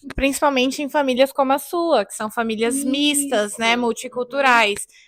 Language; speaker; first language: Portuguese; native; Portuguese